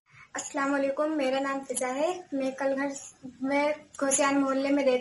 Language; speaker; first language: Hindi; native; Hindi